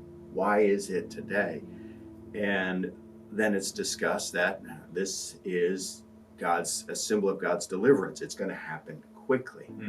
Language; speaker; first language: English; native; English